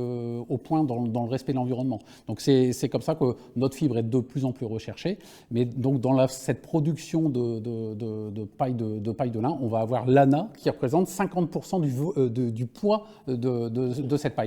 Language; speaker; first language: French; native; French